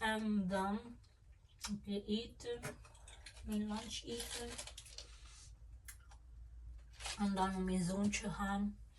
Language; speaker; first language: Dutch; non-native, fluent; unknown